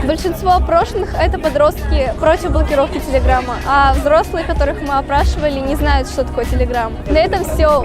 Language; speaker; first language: Russian; native; Russian